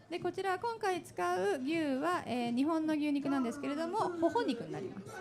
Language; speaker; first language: Japanese; native; Japanese